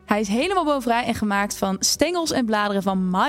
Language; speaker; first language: Dutch; native; Dutch